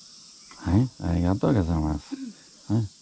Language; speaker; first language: Japanese; non-native, learner; English